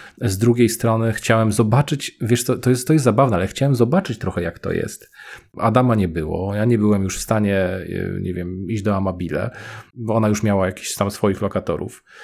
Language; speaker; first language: Polish; native; Polish